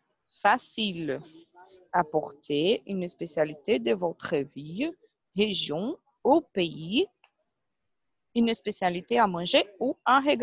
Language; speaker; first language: French; non-native, learner; Portuguese